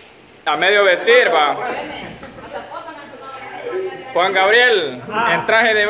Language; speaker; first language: Spanish; native; Spanish